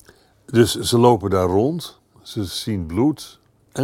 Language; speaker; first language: Dutch; native; Dutch